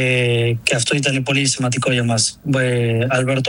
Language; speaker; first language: Greek; non-native, learner; Spanish